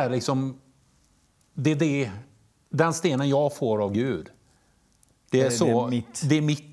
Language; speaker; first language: Swedish; native; Swedish